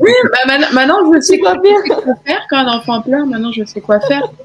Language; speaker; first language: French; native; French